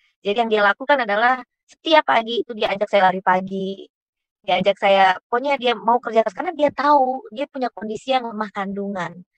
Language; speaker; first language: Indonesian; native; Indonesian